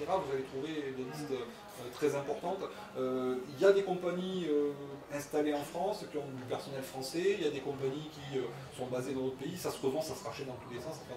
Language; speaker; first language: French; native; French